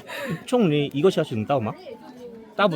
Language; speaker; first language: Chinese; non-native, fluent; Korean